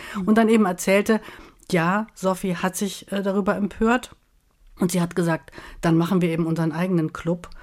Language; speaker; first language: German; native; German